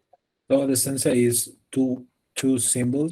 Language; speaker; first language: English; non-native, fluent; Spanish